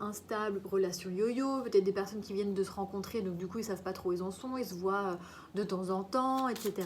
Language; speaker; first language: French; native; French